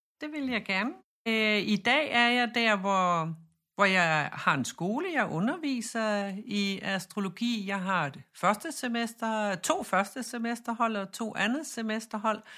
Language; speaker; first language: Danish; native; Danish